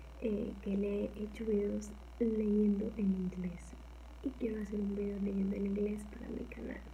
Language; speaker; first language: Spanish; native; Spanish